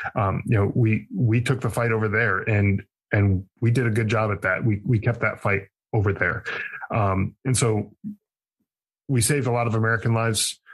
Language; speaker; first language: English; native; English